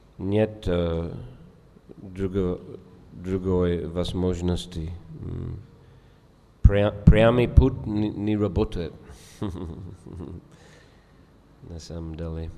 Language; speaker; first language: Russian; non-native, fluent; English